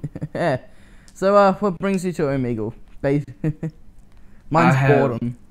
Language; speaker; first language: English; native; English